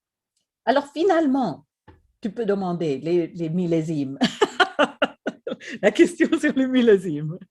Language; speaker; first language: French; non-native, fluent; Swedish